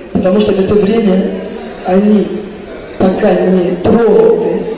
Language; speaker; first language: Russian; non-native, fluent; French